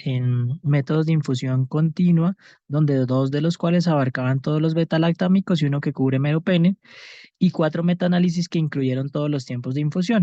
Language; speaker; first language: Spanish; native; Spanish